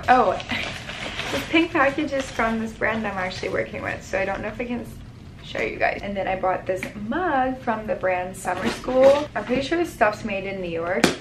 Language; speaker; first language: English; native; English